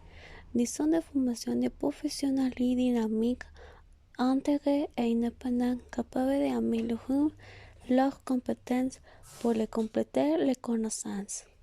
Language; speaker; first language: French; non-native, learner; Spanish